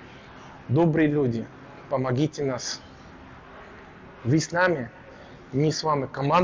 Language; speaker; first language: Russian; non-native, learner; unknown